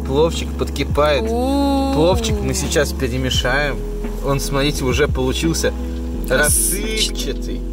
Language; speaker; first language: Russian; native; Russian